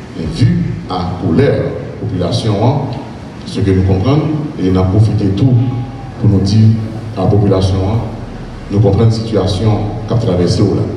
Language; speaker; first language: French; non-native, local second language; Haitian Creole